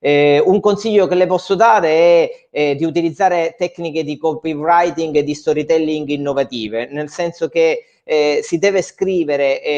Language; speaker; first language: Italian; native; Italian